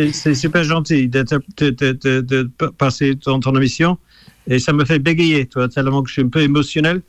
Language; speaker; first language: French; non-native, fluent; English